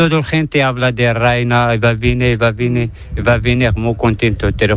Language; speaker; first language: Spanish; non-native, learner; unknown